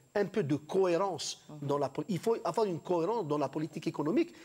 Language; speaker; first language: French; non-native, local second language; Arabic